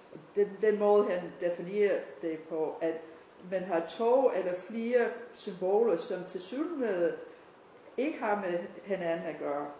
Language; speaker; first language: Danish; non-native, fluent; English